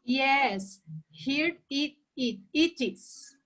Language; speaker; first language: English; non-native, learner; Portuguese